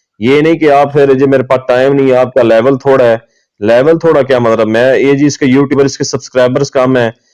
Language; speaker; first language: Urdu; non-native, local second language; Punjabi